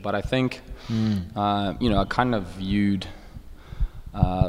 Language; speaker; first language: English; native; English